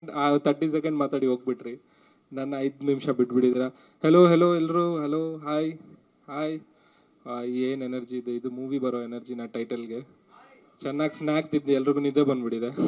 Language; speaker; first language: Kannada; non-native, local second language; Marwari